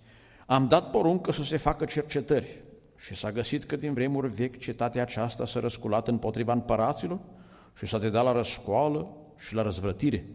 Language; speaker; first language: Romanian; native; Romanian